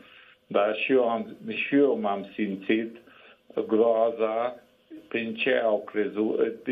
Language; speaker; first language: Romanian; non-native, local second language; Hungarian